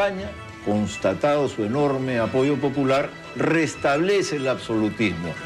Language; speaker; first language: Spanish; native; Spanish